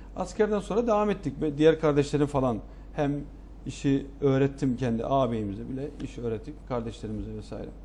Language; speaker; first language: Turkish; native; Turkish